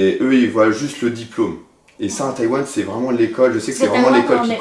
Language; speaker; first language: French; native; French